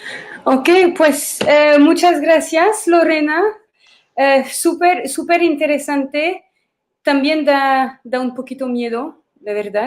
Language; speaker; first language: Spanish; non-native, fluent; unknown